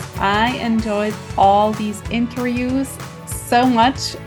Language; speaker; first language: English; non-native, fluent; German